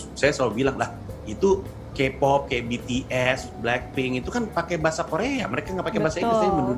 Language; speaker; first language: Indonesian; native; Indonesian